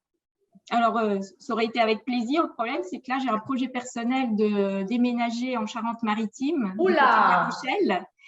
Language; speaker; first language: French; native; French